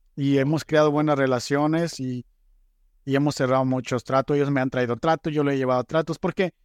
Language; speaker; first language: Spanish; native; Spanish